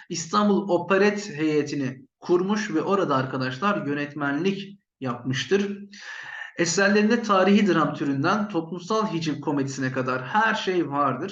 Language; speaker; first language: Turkish; native; Turkish